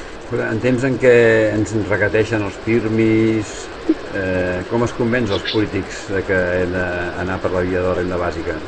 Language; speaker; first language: Catalan; native; Catalan